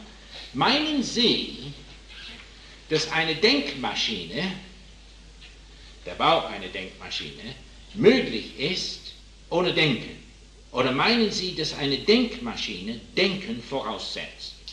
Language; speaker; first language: German; non-native, fluent; English